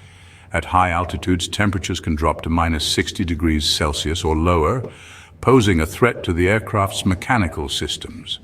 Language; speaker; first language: English; native; English